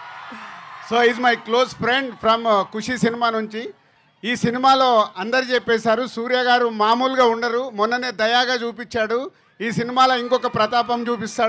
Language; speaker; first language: Telugu; native; Telugu